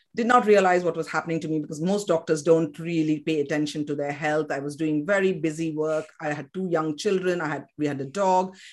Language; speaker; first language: English; non-native, local second language; Kannada